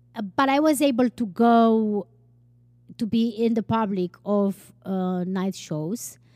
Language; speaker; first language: English; non-native, fluent; Romanian